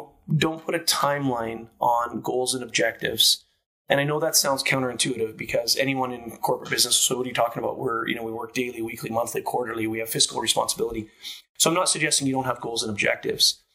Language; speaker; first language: English; native; English